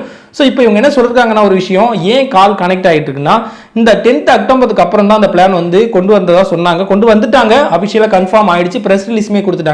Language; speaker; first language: Tamil; native; Tamil